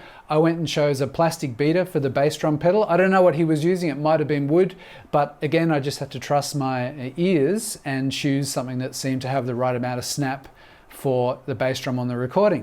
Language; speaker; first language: English; native; English